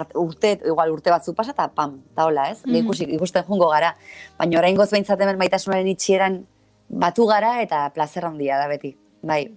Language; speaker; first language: Basque; native; Basque